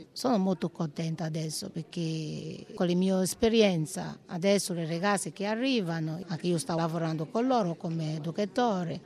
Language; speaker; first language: Italian; non-native, learner; English